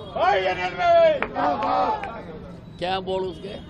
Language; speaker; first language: Hindi; native; Hindi